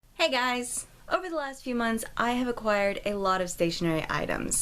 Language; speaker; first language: English; native; English